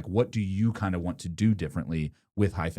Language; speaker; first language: English; native; English